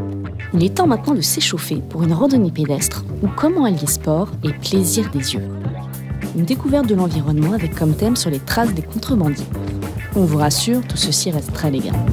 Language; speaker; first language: French; native; French